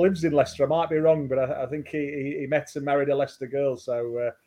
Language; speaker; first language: English; native; English